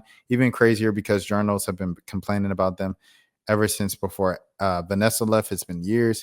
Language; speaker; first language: English; native; English